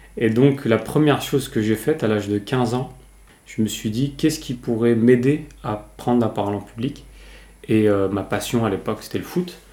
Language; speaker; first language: French; early bilingual, other home language; Kabyle